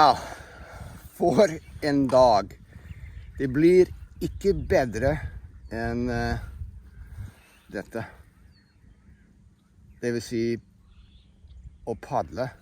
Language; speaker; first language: Norwegian; non-native, fluent; English